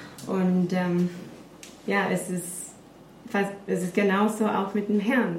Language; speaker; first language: German; non-native, fluent; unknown